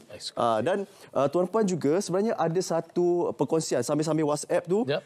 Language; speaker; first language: Malay; native; Malay